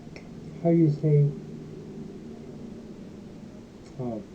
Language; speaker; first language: English; non-native, learner; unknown